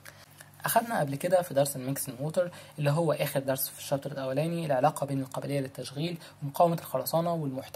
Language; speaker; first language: Arabic; native; Arabic